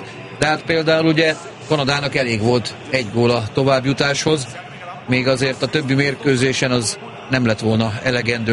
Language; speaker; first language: Hungarian; native; Hungarian